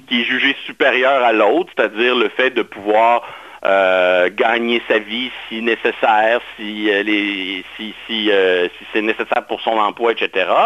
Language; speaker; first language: French; native; French